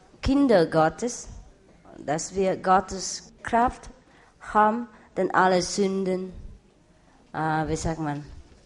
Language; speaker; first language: German; non-native, learner; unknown